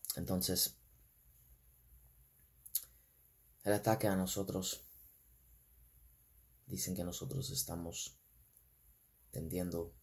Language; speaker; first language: Spanish; non-native, fluent; English